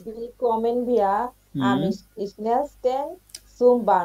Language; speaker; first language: German; non-native, learner; Bangla